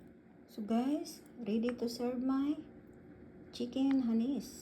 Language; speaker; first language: English; non-native, local second language; Filipino